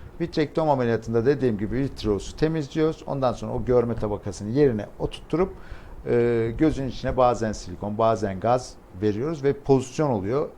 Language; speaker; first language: Turkish; native; Turkish